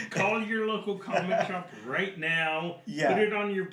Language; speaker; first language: English; native; English